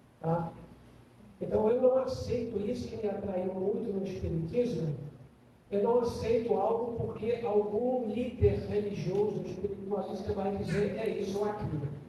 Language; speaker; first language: Portuguese; non-native, fluent; German